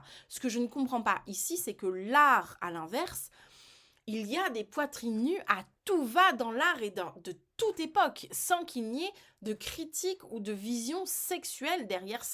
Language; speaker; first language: French; native; French